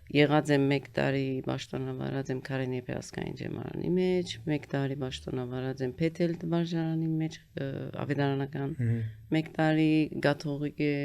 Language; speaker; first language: Armenian; early bilingual, heritage; Armenian